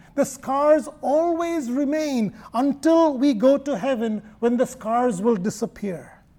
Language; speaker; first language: English; non-native, local second language; Malayalam